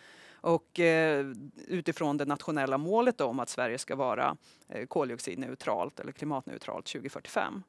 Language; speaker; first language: Swedish; native; Swedish